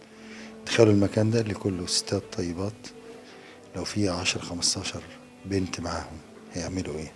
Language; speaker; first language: Arabic; native; Arabic